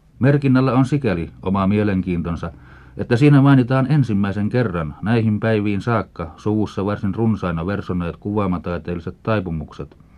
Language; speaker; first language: Finnish; native; Finnish